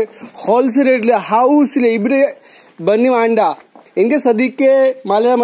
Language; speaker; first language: Malayalam; non-native, learner; Hindi